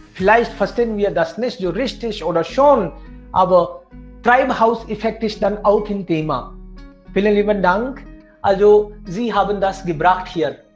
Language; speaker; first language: German; non-native, fluent; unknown